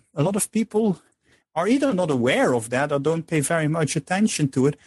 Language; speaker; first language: English; non-native, fluent; Dutch